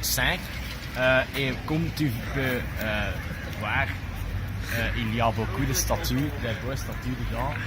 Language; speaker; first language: French; non-native, learner; Dutch